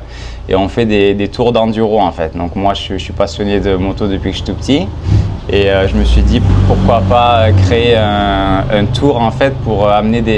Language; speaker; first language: French; native; French